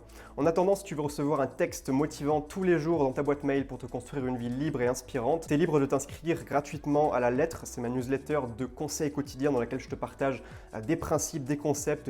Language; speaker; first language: French; native; French